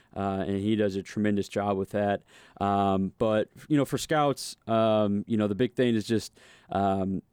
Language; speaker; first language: English; native; English